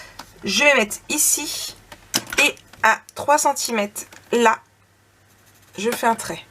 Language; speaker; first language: French; native; French